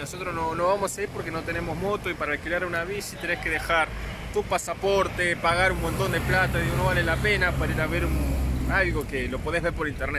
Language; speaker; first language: Spanish; native; Spanish